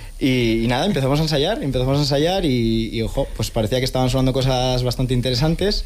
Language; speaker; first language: Spanish; native; Spanish